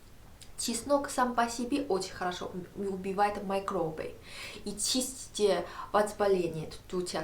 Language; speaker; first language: Russian; non-native, learner; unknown